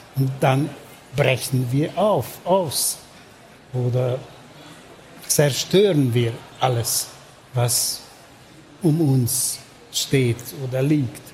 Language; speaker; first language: German; non-native, fluent; Hungarian